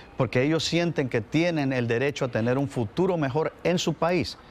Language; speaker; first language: Spanish; native; Spanish